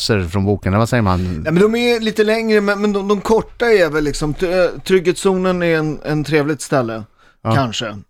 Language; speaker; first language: Swedish; early bilingual, other home language; Italian